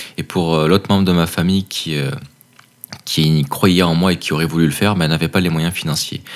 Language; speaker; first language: French; native; French